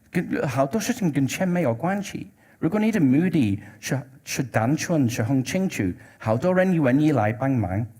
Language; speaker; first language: Chinese; non-native, learner; English